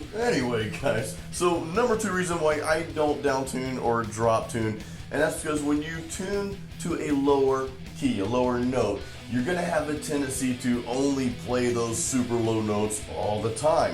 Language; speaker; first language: English; native; English